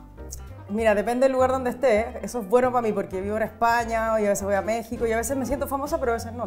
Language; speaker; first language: Spanish; native; Spanish